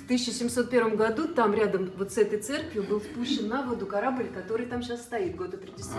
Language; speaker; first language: Russian; native; Russian